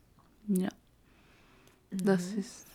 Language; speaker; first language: German; non-native, learner; Persian